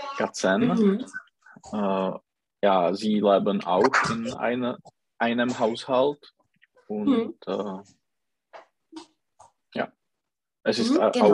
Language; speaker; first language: German; non-native, learner; Czech